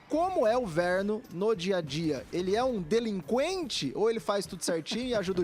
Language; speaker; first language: Portuguese; native; Portuguese